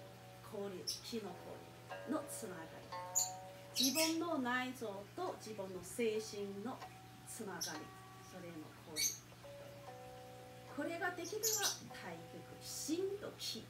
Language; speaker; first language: Japanese; non-native, fluent; Chinese